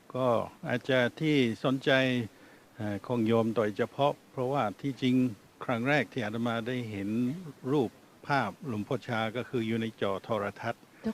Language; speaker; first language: Thai; non-native, fluent; English